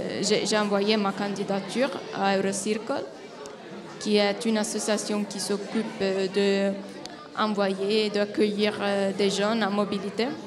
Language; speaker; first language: French; non-native, fluent; Italian